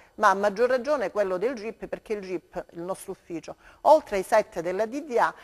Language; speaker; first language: Italian; native; Italian